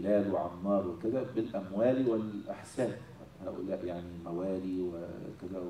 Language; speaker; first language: Arabic; native; Arabic